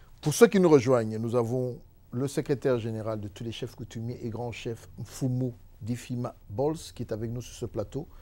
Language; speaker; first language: French; non-native, local second language; Lingala